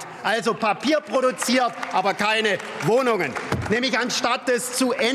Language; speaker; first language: German; native; German